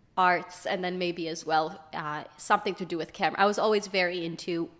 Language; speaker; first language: English; early bilingual, other home language; Hebrew